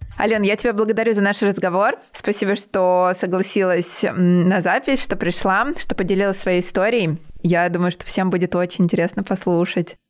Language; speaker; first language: Russian; native; Russian